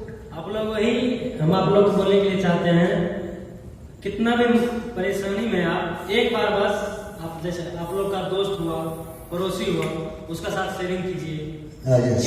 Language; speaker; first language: Hindi; non-native, local second language; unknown